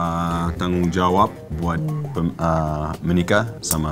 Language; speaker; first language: Indonesian; non-native, learner; English